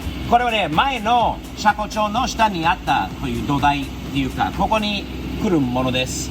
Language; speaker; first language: Japanese; non-native, fluent; English